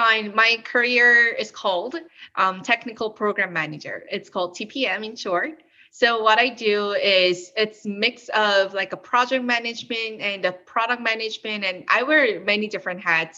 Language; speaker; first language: English; early bilingual, other home language; Korean